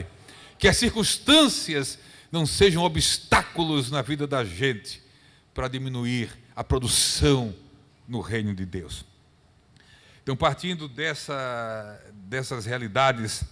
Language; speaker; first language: Portuguese; native; Portuguese